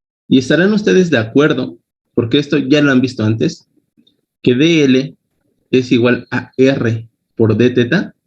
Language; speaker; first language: Spanish; native; Spanish